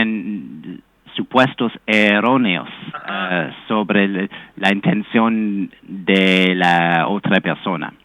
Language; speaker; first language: Spanish; non-native, fluent; English